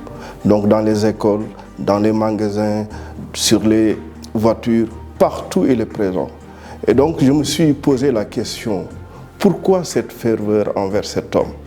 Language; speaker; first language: French; non-native, local second language; Wolof